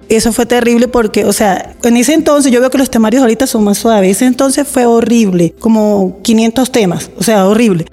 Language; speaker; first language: Spanish; native; Spanish